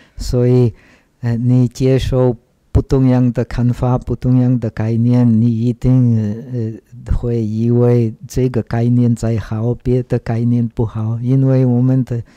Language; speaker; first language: Chinese; non-native, learner; Czech